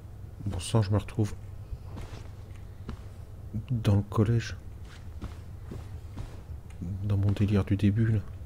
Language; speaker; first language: French; native; French